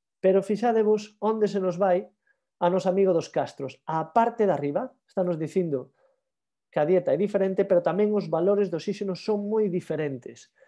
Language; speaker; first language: Galician; native; Galician